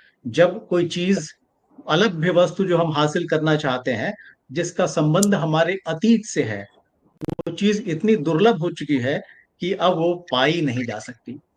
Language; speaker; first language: Hindi; native; Hindi